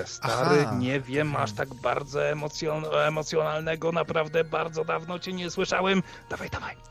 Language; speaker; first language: Polish; native; Polish